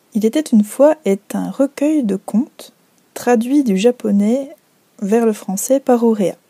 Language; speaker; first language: French; native; French